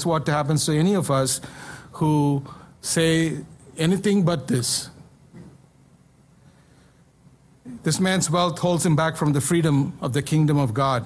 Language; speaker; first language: English; non-native, local second language; Malayalam